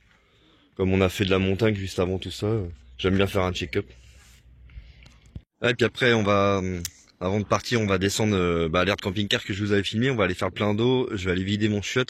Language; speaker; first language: French; native; French